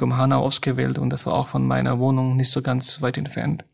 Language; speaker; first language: German; non-native, fluent; Nepali